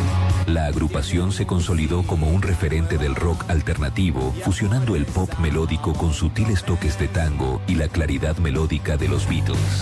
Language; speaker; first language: Spanish; native; Spanish